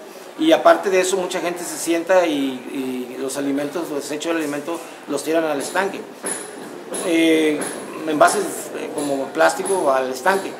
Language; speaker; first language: Spanish; native; Spanish